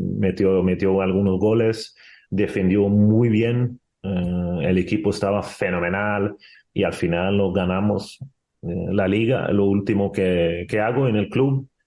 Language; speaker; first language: Spanish; non-native, fluent; Swedish